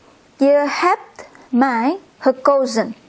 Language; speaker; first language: Dutch; non-native, fluent; Indonesian